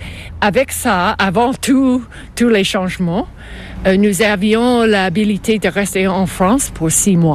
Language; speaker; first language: French; non-native, fluent; English